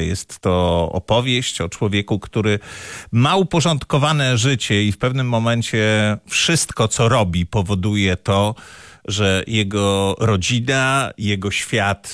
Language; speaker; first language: Polish; native; Polish